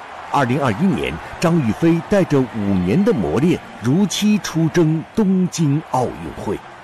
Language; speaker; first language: Chinese; native; Chinese